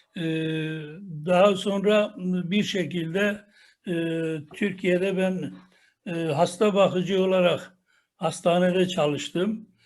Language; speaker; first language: Turkish; non-native, local second language; Kurdish